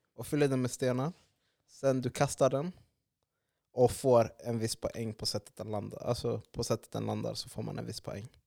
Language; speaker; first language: Swedish; early bilingual, other home language; Arabic